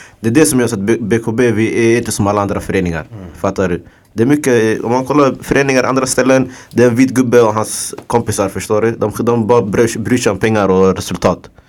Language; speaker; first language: Swedish; early bilingual, other home language; Somali